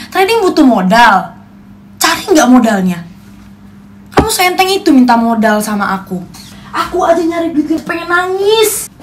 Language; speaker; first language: Indonesian; native; Indonesian